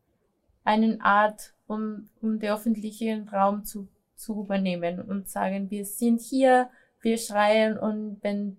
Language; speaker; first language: German; non-native, fluent; Spanish